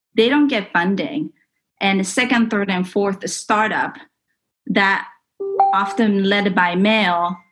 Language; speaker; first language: English; non-native, fluent; Japanese